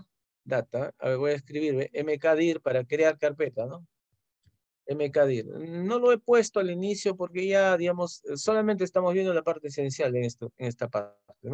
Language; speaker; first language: Spanish; native; Spanish